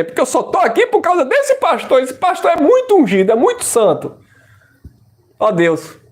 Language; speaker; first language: Portuguese; native; Portuguese